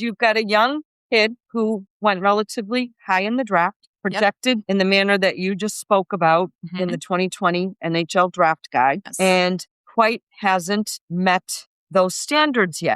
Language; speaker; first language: English; native; English